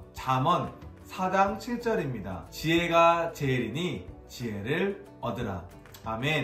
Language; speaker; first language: Korean; native; Korean